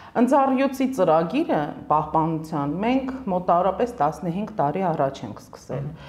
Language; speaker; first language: Armenian; native; Armenian